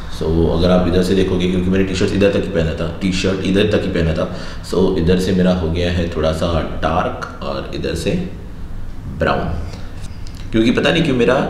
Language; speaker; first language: Hindi; native; Hindi